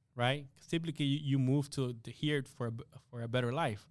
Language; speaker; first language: English; early bilingual, other home language; Spanish